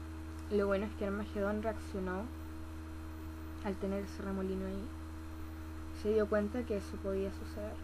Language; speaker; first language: Spanish; native; Spanish